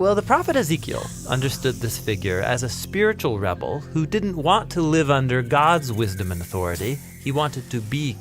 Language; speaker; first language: English; native; English